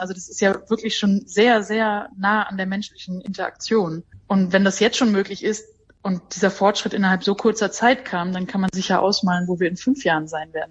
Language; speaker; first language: German; native; German